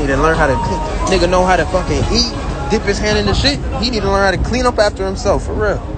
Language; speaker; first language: English; native; English